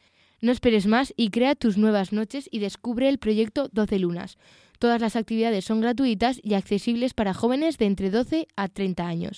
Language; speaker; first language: Spanish; native; Spanish